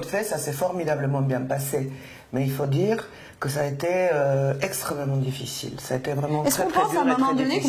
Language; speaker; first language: French; non-native, fluent; Spanish